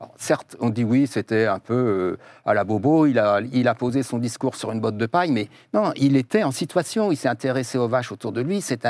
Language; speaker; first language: French; native; French